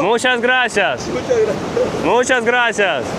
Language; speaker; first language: Spanish; non-native, learner; Ukrainian